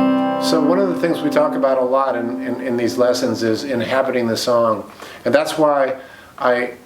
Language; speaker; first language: English; native; English